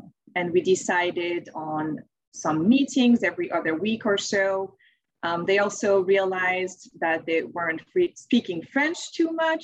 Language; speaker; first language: English; non-native, fluent; French